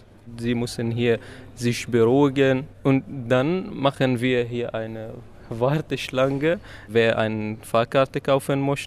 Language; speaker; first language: German; non-native, learner; Arabic